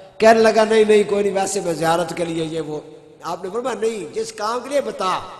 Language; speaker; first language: Urdu; non-native, local second language; Punjabi